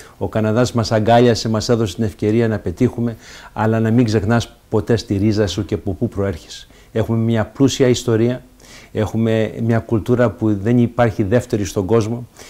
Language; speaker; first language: Greek; early bilingual, heritage; Greek